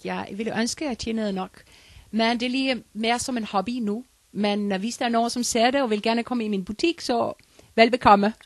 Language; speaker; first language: Danish; non-native, learner; Icelandic